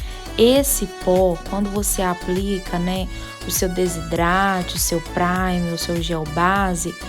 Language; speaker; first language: Portuguese; native; Portuguese